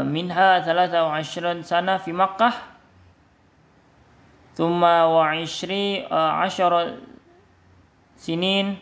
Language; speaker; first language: Arabic; non-native, learner; Indonesian